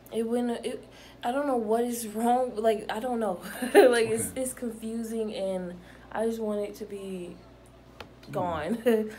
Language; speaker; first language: English; native; English